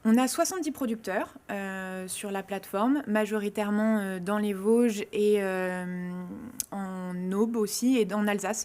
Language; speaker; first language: French; native; French